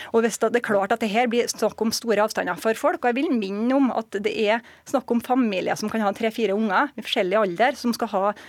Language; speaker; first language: Norwegian; native; Norwegian